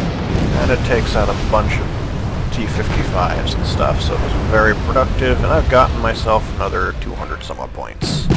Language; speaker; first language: English; native; English